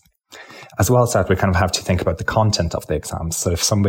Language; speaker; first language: English; non-native, local second language; Lithuanian